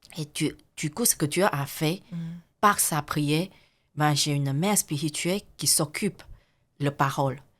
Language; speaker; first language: French; non-native, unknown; Chinese